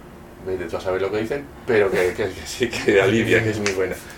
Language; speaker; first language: Spanish; native; Spanish